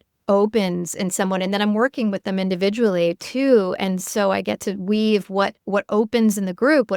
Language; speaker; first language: English; native; English